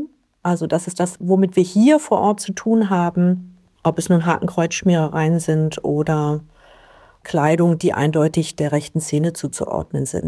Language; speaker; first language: German; native; German